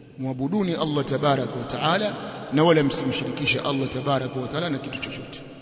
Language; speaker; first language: Swahili; native; Swahili